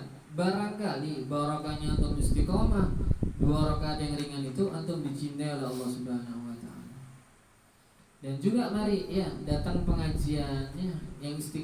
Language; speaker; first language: Indonesian; non-native, local second language; Javanese